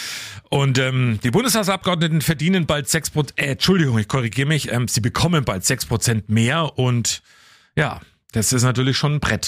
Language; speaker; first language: German; native; German